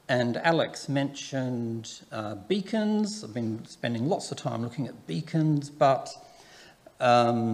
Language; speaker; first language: English; native; English